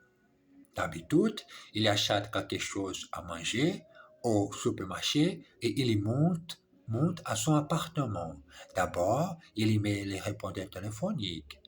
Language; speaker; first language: French; non-native, learner; English